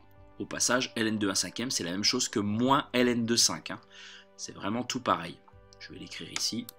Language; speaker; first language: French; native; French